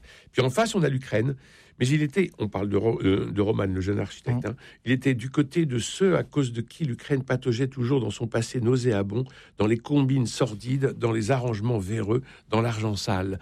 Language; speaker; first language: French; native; French